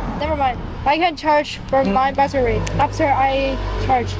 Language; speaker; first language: English; non-native, learner; Chinese